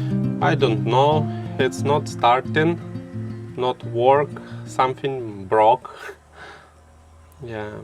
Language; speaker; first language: English; non-native, learner; Russian